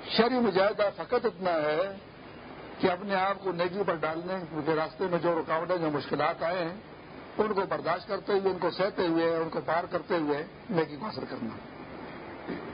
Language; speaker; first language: Urdu; non-native, local second language; Pashto